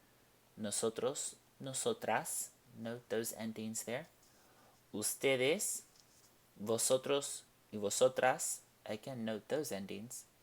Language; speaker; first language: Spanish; non-native, fluent; English